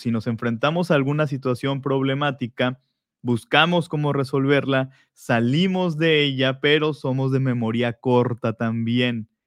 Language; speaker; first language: Spanish; native; Spanish